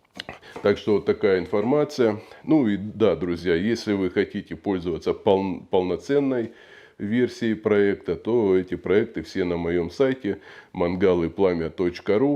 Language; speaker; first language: Russian; native; Russian